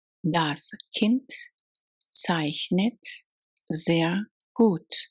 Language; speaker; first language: German; non-native, fluent; Russian